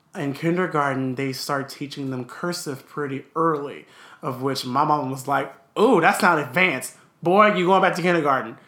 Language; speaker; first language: English; native; English